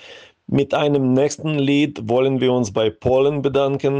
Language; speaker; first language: German; non-native, fluent; Ukrainian